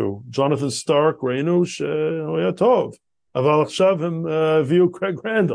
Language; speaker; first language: Hebrew; non-native, fluent; English